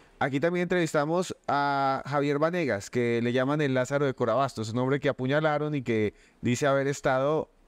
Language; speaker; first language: Spanish; native; Spanish